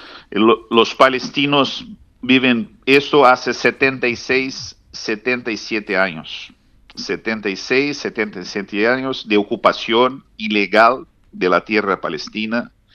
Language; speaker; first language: Spanish; non-native, fluent; Portuguese